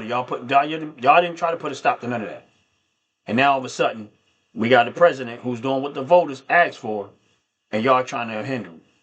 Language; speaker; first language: English; native; English